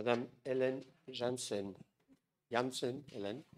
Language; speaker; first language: French; native; French